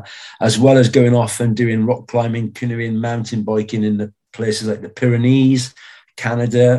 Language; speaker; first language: English; native; English